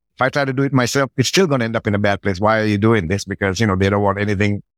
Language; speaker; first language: English; non-native, local second language; Sinhala